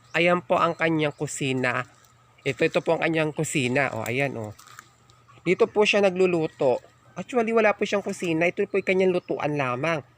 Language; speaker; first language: Filipino; non-native, local second language; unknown